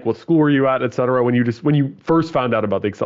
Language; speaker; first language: English; native; English